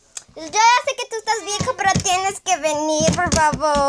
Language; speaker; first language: Spanish; early bilingual, heritage; Spanish